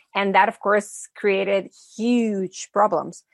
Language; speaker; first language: English; early bilingual, other home language; Spanish